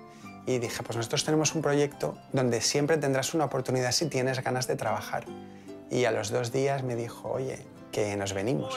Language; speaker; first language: Spanish; native; Spanish